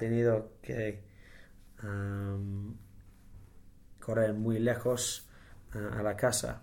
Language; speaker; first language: Spanish; non-native, learner; English